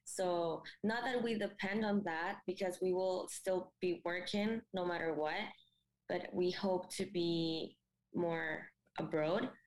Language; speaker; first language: English; non-native, fluent; Spanish